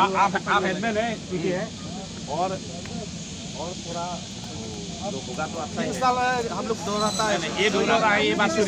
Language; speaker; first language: Hindi; non-native, local second language; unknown